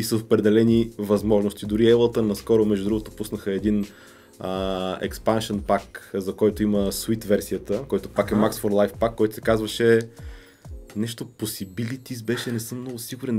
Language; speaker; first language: Bulgarian; native; Bulgarian